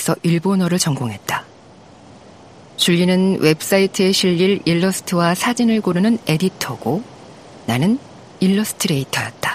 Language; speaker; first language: Korean; native; Korean